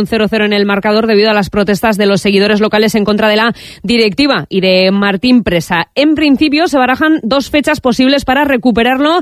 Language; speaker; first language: Spanish; native; Spanish